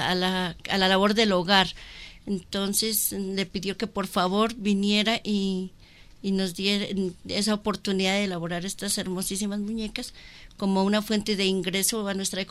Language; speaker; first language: Spanish; native; Spanish